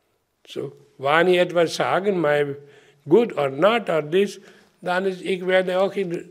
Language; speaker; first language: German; non-native, learner; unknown